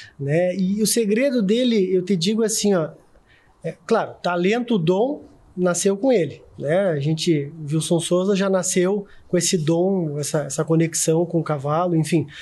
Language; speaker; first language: Portuguese; native; Portuguese